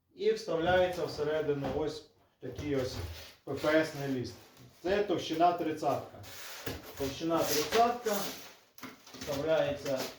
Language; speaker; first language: Ukrainian; native; Ukrainian